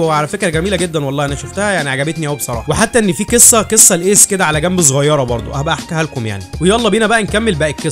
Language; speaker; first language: Arabic; native; Arabic